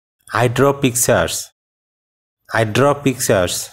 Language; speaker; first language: English; non-native, fluent; Bangla